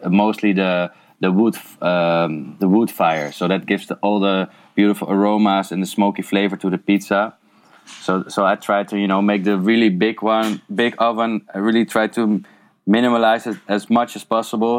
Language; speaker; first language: English; non-native, fluent; Dutch